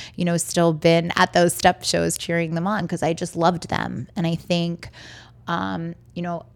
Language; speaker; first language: English; native; English